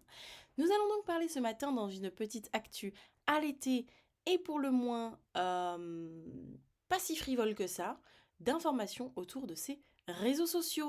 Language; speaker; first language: French; native; French